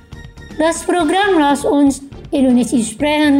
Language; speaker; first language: German; non-native, fluent; Indonesian